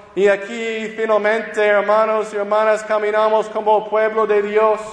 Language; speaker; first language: Spanish; non-native, fluent; English